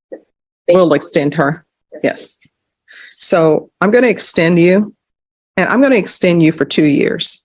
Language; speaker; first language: English; native; English